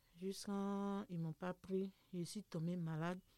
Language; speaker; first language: French; non-native, local second language; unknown